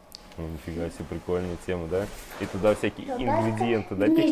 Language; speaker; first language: Russian; native; Russian